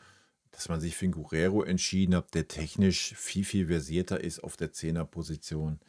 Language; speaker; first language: German; native; German